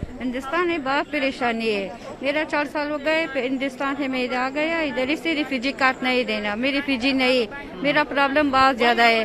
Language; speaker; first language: Hindi; non-native, learner; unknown